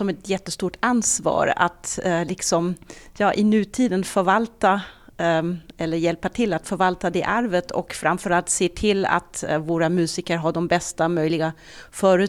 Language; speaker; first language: Swedish; non-native, fluent; German